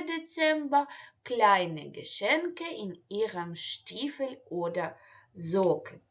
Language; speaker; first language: German; non-native, fluent; Ukrainian